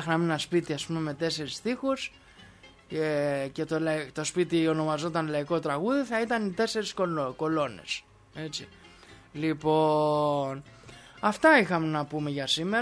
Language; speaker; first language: Greek; native; Greek